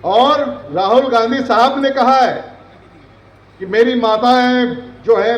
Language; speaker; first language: Hindi; non-native, local second language; Marathi